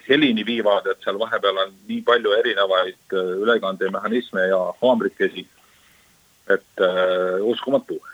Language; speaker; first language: Estonian; native; Estonian